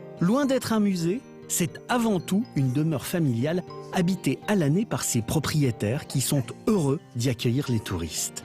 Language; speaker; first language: French; native; French